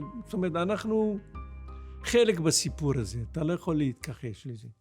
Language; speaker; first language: Hebrew; non-native, fluent; French